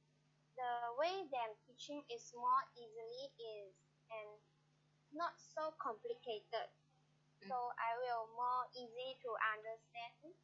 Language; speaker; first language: English; non-native, learner; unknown